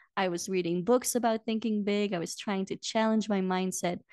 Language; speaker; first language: English; non-native, fluent; Dutch